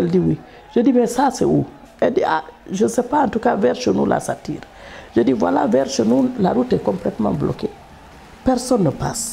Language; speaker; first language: French; non-native, local second language; Fula